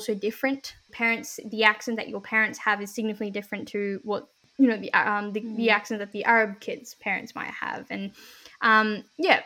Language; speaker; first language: English; early bilingual, other home language; Hindi